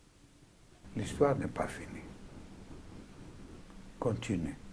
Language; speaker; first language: French; non-native, fluent; Greek